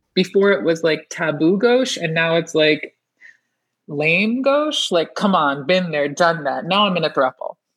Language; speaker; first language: English; early bilingual, other home language; Persian